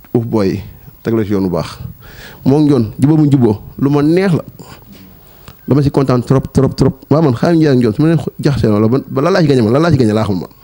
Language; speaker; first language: Wolof; native; Wolof